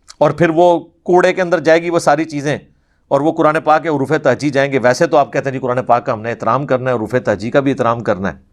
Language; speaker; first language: Urdu; non-native, local second language; Punjabi